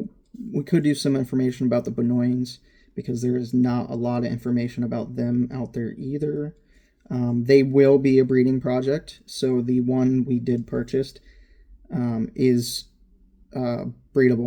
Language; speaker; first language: English; native; English